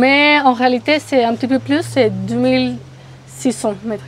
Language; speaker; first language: French; non-native, fluent; Spanish